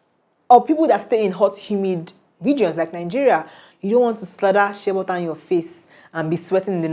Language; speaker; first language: English; non-native, local second language; Igbo